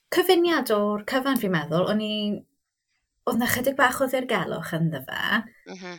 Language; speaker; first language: Welsh; native; Welsh